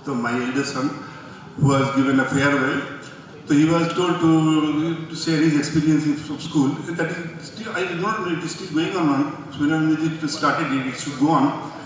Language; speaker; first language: English; non-native, local second language; Bangla